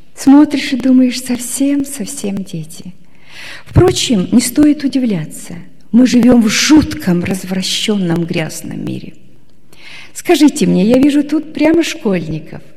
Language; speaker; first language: Russian; native; Russian